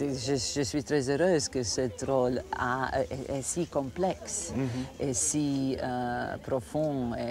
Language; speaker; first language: French; non-native, fluent; Croatian